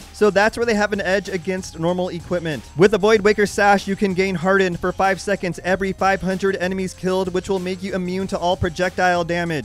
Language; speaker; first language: English; native; English